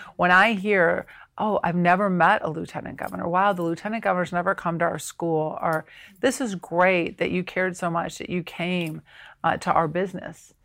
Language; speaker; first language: English; native; English